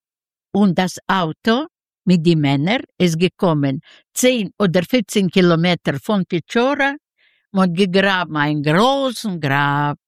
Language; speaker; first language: German; non-native, fluent; Yiddish